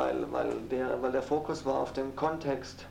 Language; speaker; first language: German; native; German